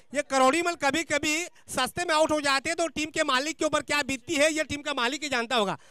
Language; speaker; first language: Hindi; non-native, local second language; Marathi